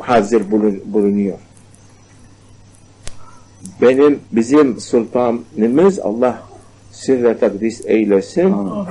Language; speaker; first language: Turkish; non-native, learner; Arabic